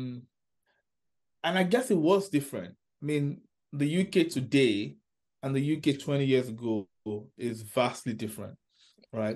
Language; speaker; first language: English; non-native, local second language; Yoruba